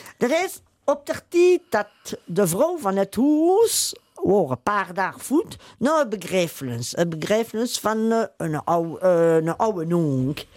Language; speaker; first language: German; native; German